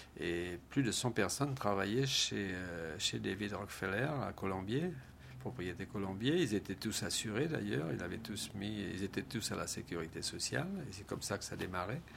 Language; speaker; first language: French; native; French